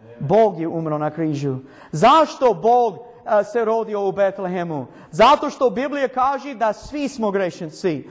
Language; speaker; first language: Croatian; non-native, learner; English